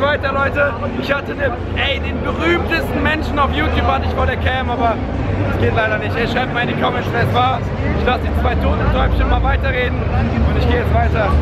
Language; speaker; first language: German; native; German